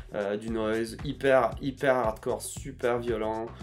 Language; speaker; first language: French; native; French